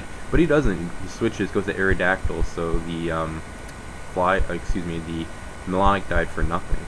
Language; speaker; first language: English; native; English